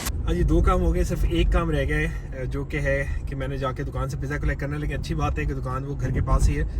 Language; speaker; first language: Urdu; native; Urdu